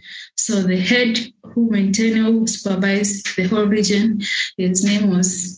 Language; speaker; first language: English; non-native, local second language; Swahili